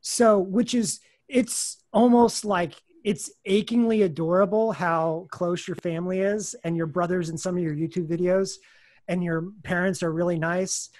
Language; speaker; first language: English; native; English